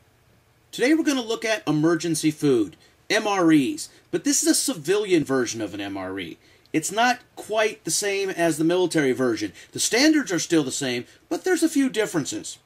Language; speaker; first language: English; native; English